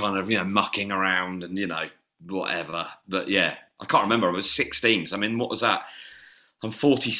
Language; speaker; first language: English; native; English